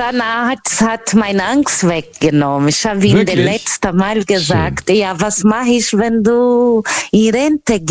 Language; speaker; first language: German; non-native, learner; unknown